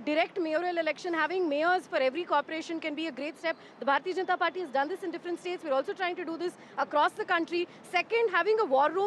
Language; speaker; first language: English; non-native, local second language; Kannada